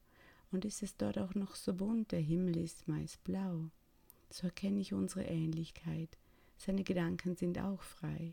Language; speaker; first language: German; native; German